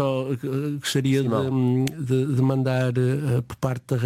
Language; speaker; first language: Portuguese; native; Portuguese